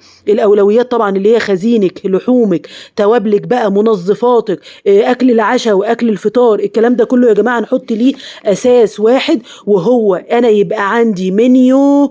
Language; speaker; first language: Arabic; native; Arabic